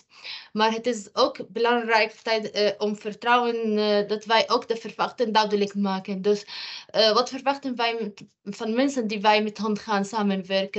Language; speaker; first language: Dutch; non-native, fluent; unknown